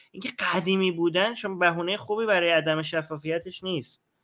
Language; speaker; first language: Persian; native; Persian